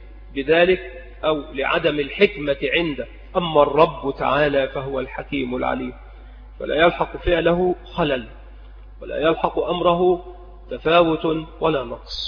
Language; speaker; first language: Arabic; native; Arabic